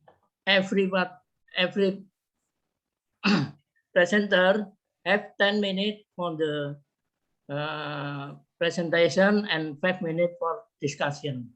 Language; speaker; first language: English; non-native, learner; Indonesian